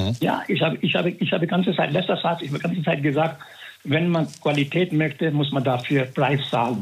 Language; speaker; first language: German; non-native, fluent; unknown